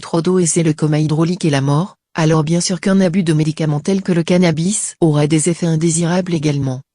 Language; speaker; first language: French; native; French